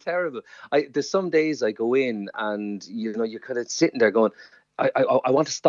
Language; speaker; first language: English; native; English